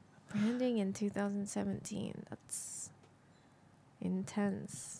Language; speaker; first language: English; non-native, fluent; Japanese